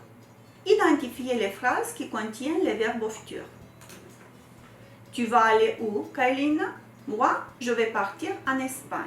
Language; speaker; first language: French; non-native, fluent; Romanian